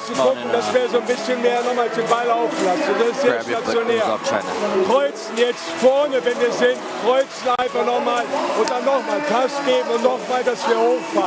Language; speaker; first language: German; native; German